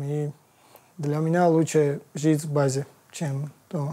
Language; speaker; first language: Russian; non-native, learner; Georgian